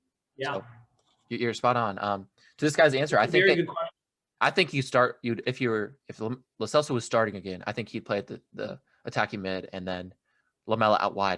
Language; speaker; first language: English; native; English